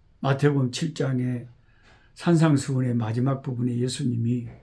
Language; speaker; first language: Korean; native; Korean